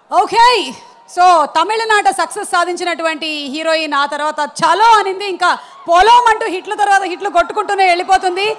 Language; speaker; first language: Telugu; native; Telugu